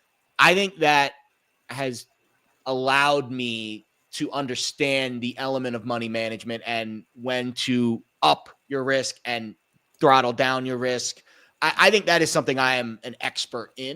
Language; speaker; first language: English; native; English